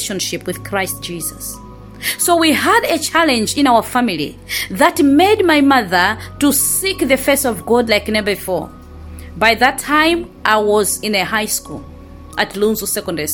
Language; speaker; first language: English; non-native, local second language; Nyanja